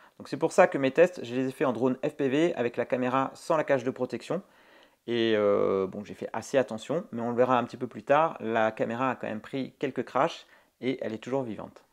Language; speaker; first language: French; native; French